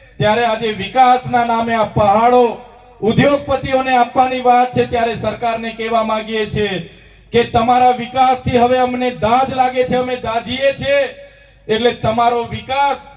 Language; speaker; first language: Gujarati; non-native, local second language; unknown